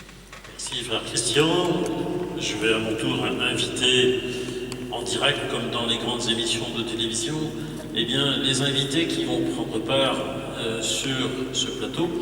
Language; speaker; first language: French; native; French